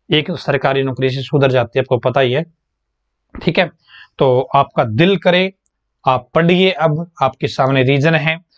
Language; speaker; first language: Hindi; native; Hindi